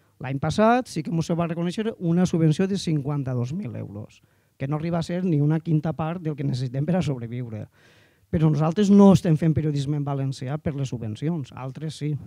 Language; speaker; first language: Catalan; native; Catalan